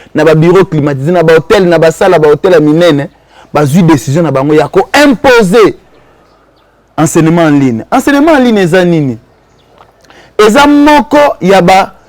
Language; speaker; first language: Lingala; non-native, local second language; Kongo